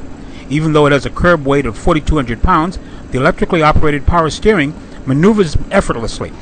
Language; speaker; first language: English; native; English